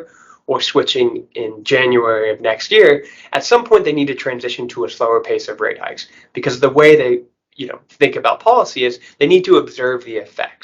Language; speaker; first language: English; native; English